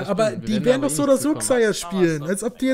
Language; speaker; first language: German; native; German